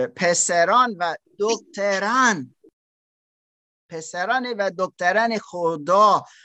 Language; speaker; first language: Persian; non-native, learner; German